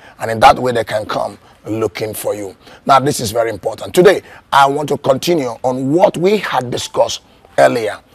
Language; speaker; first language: English; non-native, local second language; Igbo